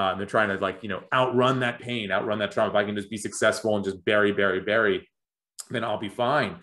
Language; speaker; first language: English; native; English